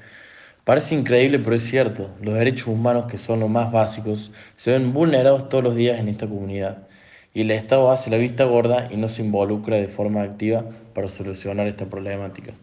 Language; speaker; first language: Spanish; native; Spanish